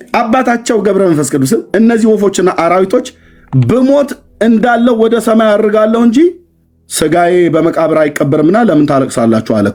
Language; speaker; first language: Amharic; native; Amharic